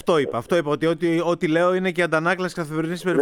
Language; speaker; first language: Greek; native; Greek